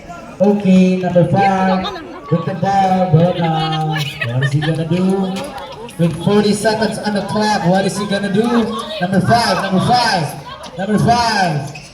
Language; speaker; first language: English; non-native, local second language; Indonesian